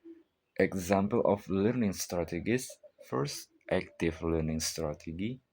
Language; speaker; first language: English; non-native, learner; Indonesian